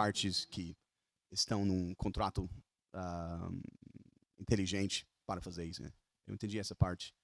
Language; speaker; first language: Portuguese; non-native, learner; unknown